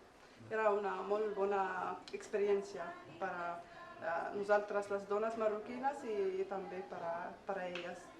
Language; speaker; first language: Catalan; non-native, fluent; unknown